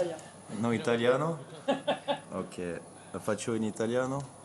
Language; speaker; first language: Italian; non-native, fluent; French